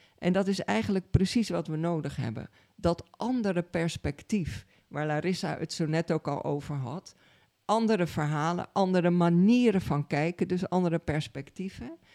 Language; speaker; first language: Dutch; native; Dutch